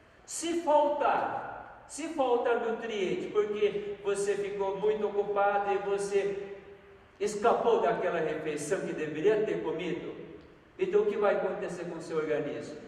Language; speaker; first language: Portuguese; non-native, fluent; Korean